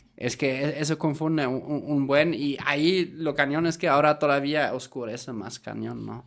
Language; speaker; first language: Spanish; non-native, fluent; German